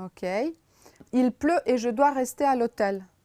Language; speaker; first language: French; non-native, fluent; Romanian